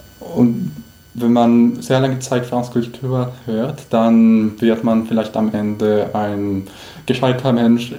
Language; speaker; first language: German; non-native, fluent; Spanish